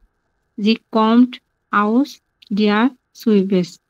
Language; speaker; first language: German; non-native, learner; Bangla